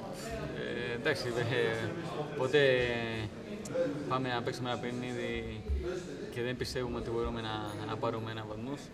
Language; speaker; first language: Greek; non-native, fluent; Spanish